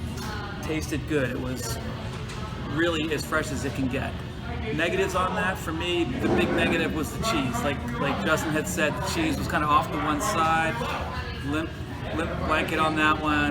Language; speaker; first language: English; native; English